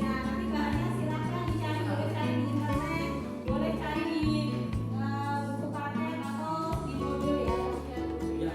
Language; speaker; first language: Indonesian; native; Indonesian